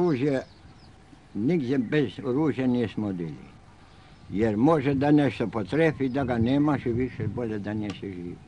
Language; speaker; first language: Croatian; non-native, local second language; Albanian